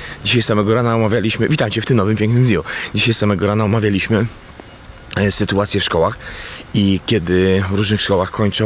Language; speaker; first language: Polish; native; Polish